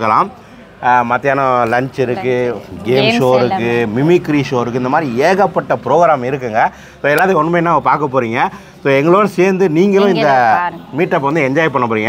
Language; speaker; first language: Tamil; native; Tamil